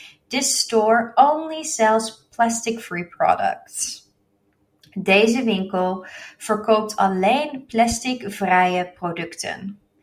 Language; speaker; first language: Dutch; native; Dutch